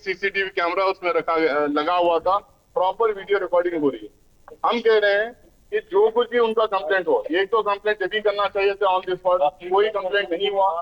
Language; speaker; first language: Hindi; non-native, local second language; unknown